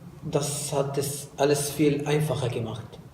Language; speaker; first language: German; non-native, fluent; Arabic